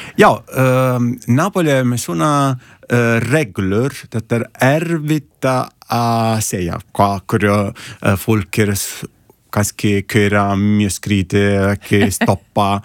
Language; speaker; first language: Icelandic; non-native, learner; Italian